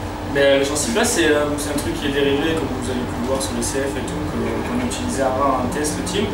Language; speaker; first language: French; native; French